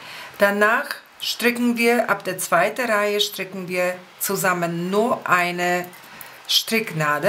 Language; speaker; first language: German; non-native, fluent; Polish